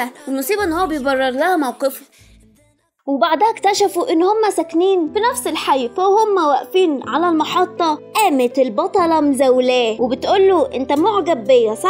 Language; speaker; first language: Arabic; native; Arabic